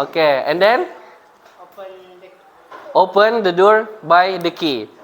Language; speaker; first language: English; non-native, fluent; Indonesian